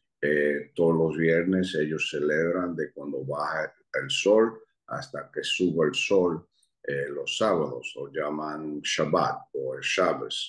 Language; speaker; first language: Spanish; early bilingual, heritage; Spanish